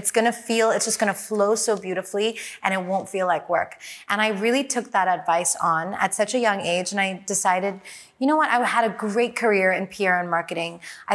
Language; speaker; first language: English; native; English